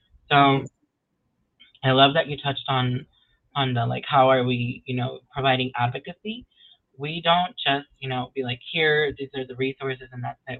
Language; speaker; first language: English; early bilingual, other home language; Spanish